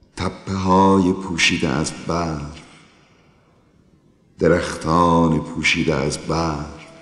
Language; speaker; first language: Persian; native; Persian